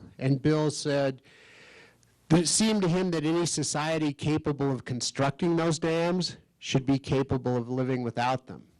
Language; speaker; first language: English; native; English